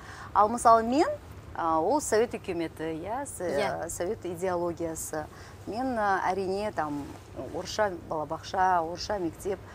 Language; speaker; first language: Kazakh; non-native, local second language; Russian